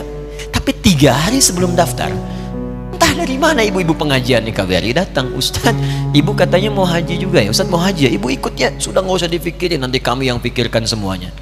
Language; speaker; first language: Indonesian; native; Indonesian